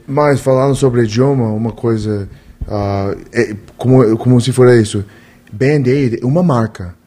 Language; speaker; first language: Portuguese; non-native, learner; English